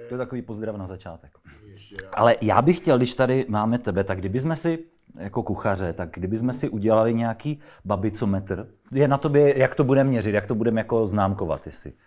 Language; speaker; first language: Czech; native; Czech